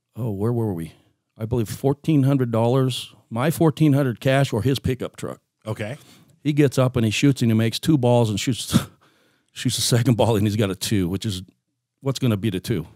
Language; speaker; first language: English; native; English